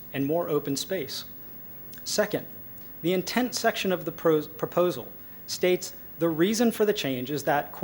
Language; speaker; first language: English; native; English